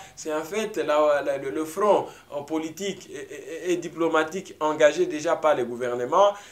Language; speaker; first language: French; non-native, local second language; Swahili